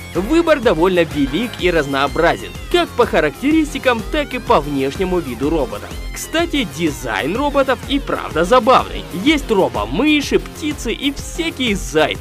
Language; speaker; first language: Russian; native; Russian